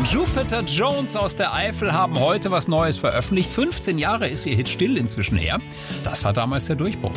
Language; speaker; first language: German; native; German